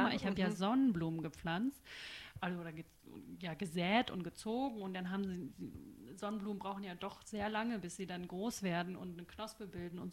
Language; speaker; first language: German; native; German